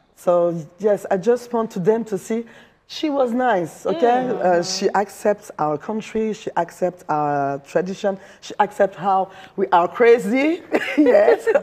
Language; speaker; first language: English; non-native, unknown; French